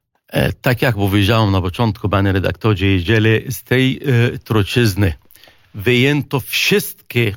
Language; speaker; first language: Polish; non-native, fluent; Arabic